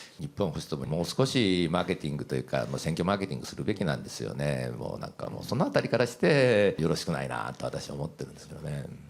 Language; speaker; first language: Japanese; native; Japanese